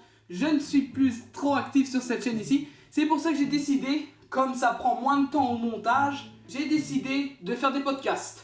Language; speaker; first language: French; native; French